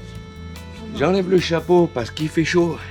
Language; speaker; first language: French; native; French